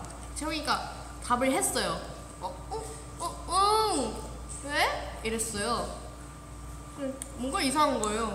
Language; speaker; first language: Korean; non-native, fluent; Thai